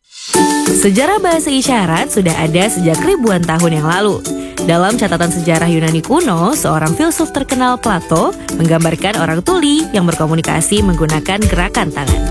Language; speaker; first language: Indonesian; native; Indonesian